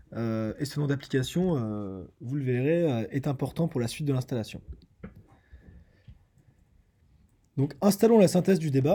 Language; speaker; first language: French; native; French